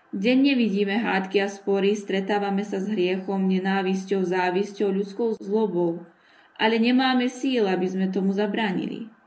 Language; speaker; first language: Slovak; early bilingual, heritage; Slovak